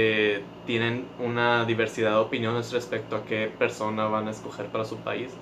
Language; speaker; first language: Spanish; native; Spanish